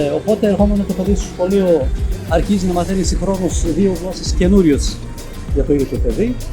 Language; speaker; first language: Greek; non-native, local second language; Bulgarian